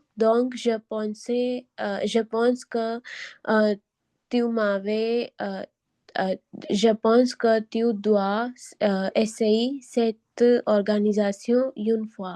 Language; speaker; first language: French; non-native, learner; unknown